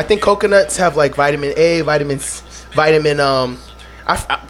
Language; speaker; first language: English; non-native, fluent; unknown